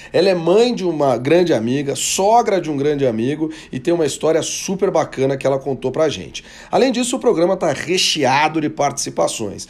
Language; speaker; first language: Portuguese; native; Portuguese